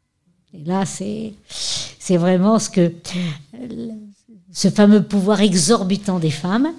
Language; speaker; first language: French; native; French